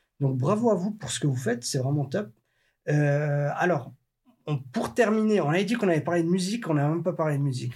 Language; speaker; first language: French; native; French